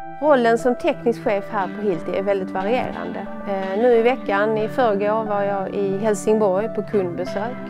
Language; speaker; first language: Swedish; native; Swedish